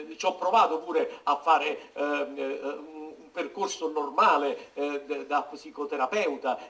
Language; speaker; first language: Italian; native; Italian